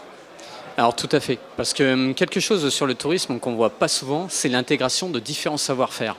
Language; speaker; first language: French; native; French